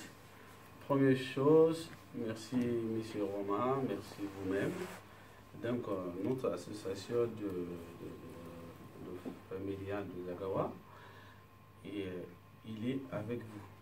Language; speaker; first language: French; non-native, learner; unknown